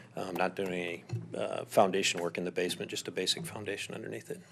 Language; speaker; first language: English; native; English